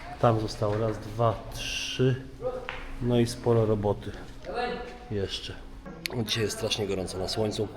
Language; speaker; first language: Polish; native; Polish